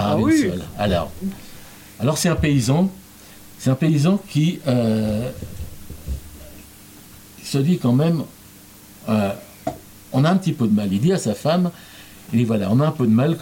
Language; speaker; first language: French; native; French